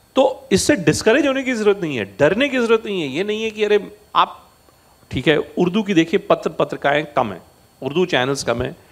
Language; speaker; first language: Hindi; native; Hindi